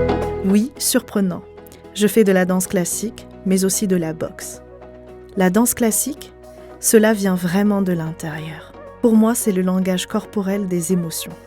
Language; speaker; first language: French; native; French